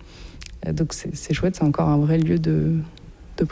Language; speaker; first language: French; native; French